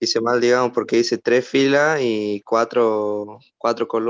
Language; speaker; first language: Spanish; native; Spanish